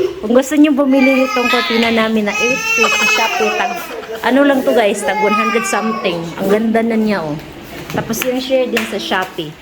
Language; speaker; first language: Filipino; non-native, local second language; Cebuano